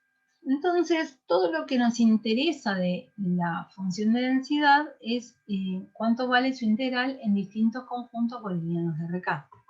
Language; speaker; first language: Spanish; native; Spanish